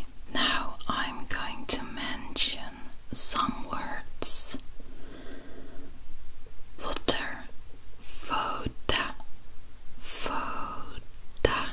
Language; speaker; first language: English; non-native, fluent; Dutch